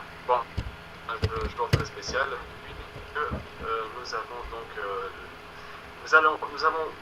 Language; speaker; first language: French; native; French